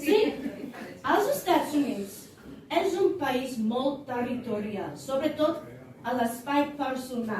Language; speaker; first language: Catalan; non-native, fluent; English